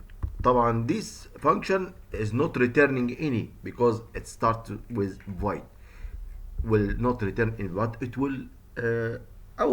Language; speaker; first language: English; non-native, fluent; Arabic